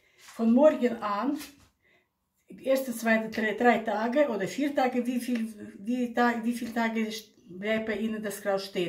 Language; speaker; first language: German; non-native, local second language; Russian